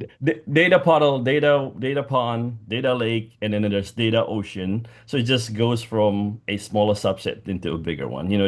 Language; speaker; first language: English; non-native, fluent; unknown